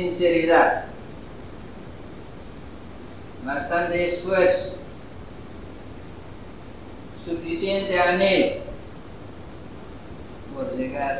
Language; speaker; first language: Spanish; non-native, fluent; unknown